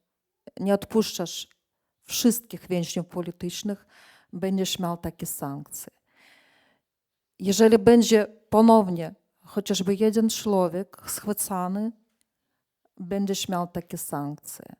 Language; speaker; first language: Polish; non-native, fluent; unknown